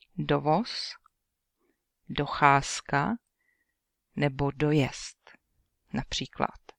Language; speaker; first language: Czech; native; Czech